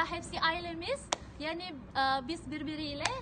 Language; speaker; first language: Turkish; non-native, learner; Indonesian